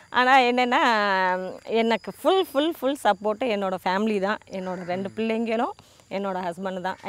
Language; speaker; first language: Tamil; native; Tamil